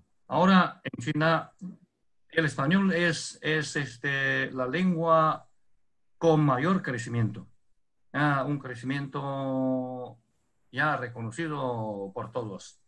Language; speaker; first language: Spanish; non-native, fluent; Chinese